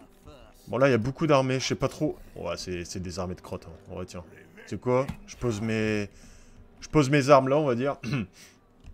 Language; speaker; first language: French; native; French